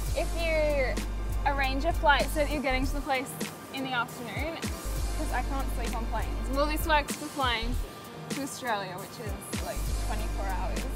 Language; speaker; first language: English; native; English